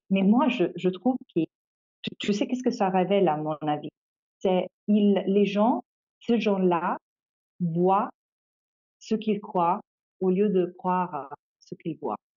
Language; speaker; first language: French; non-native, fluent; Italian